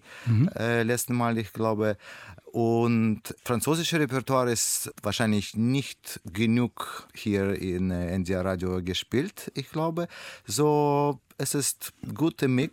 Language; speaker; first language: German; non-native, learner; Russian